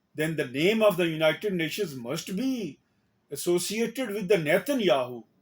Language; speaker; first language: English; non-native, local second language; Urdu